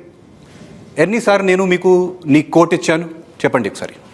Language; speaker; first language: Telugu; non-native, fluent; Hindi